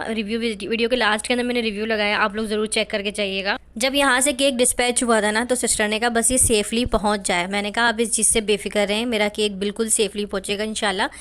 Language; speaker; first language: Urdu; native; Urdu